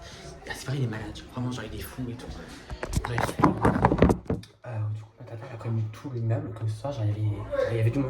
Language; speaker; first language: French; native; French